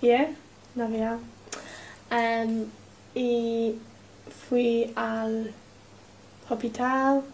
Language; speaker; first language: Spanish; non-native, learner; English